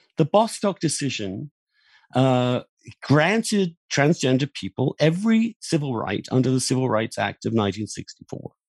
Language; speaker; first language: English; native; English